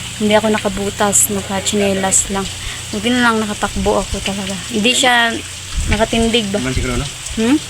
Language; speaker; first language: Filipino; non-native, local second language; Cebuano